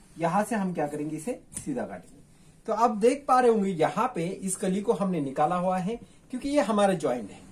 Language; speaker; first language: Hindi; non-native, local second language; Marathi